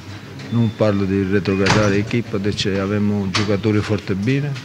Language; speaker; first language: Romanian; non-native, learner; Italian